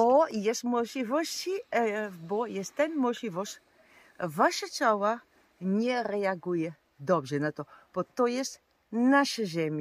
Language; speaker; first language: Polish; non-native, learner; Dutch